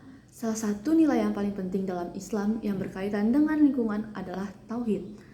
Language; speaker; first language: Indonesian; native; Indonesian